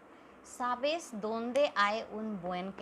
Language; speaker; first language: Spanish; non-native, fluent; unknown